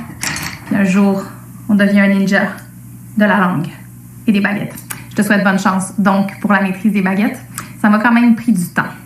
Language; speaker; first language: French; native; French